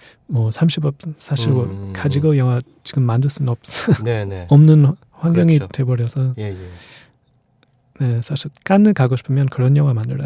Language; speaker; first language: Korean; non-native, fluent; English